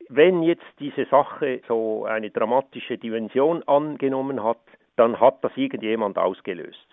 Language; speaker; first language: German; native; German